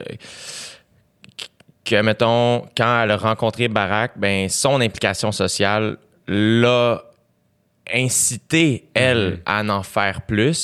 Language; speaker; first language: French; native; French